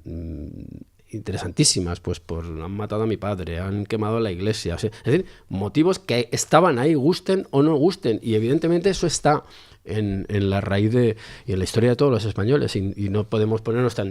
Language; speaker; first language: Spanish; native; Spanish